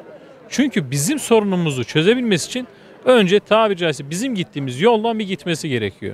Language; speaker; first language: Turkish; native; Turkish